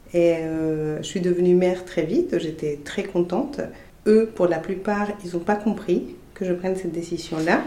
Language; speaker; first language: French; non-native, fluent; Spanish